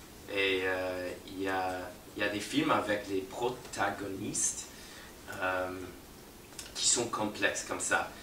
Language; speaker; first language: French; non-native, fluent; English